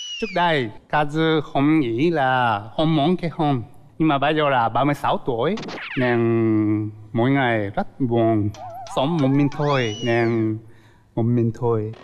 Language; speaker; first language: Vietnamese; non-native, learner; Japanese